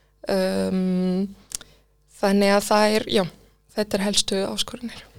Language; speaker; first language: Icelandic; non-native, fluent; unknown